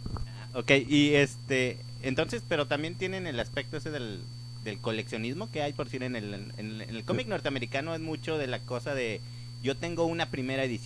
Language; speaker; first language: Spanish; native; Spanish